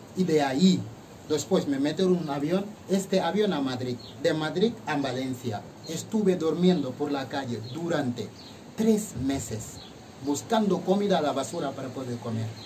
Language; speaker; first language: Spanish; non-native, fluent; Wolof